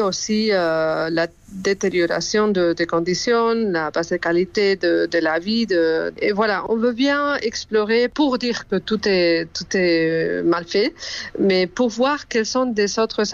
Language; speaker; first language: French; non-native, fluent; Spanish